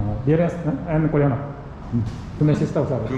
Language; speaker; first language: Spanish; non-native, learner; Korean